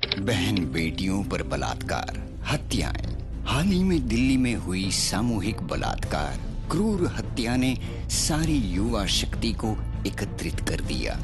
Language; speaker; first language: Hindi; non-native, local second language; Marathi